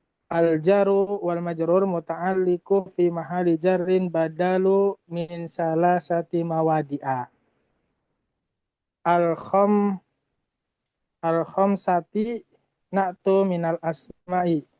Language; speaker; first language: Arabic; non-native, learner; Indonesian